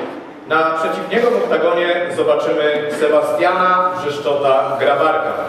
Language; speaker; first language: Polish; native; Polish